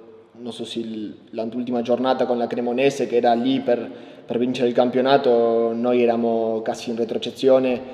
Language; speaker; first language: Italian; non-native, learner; Spanish